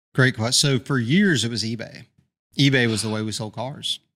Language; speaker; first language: English; native; English